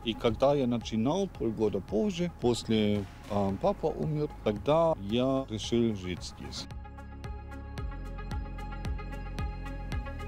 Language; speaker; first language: Russian; non-native, learner; German